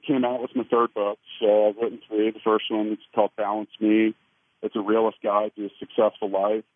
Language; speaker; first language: English; native; English